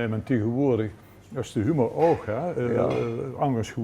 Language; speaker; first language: Dutch; native; Dutch